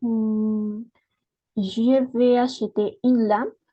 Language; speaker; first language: French; non-native, learner; Spanish